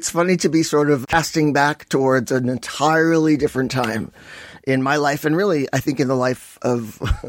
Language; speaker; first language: English; native; English